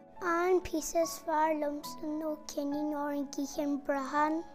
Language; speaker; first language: Irish; native; Irish